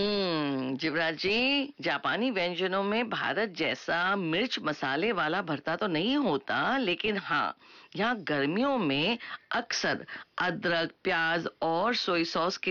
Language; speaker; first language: Hindi; native; Hindi